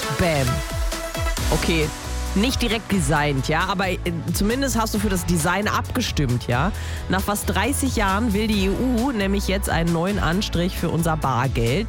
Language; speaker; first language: German; native; German